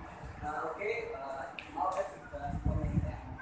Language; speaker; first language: English; non-native, learner; Indonesian